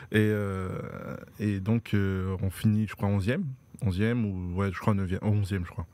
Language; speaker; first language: French; native; French